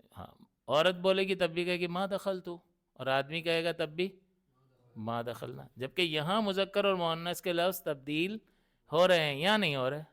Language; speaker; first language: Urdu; native; Urdu